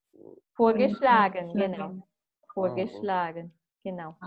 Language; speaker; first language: German; non-native, fluent; Spanish